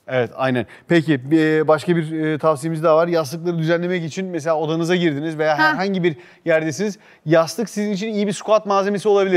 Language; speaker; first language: Turkish; native; Turkish